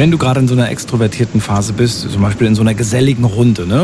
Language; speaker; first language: German; native; German